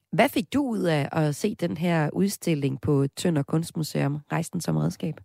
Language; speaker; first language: Danish; native; Danish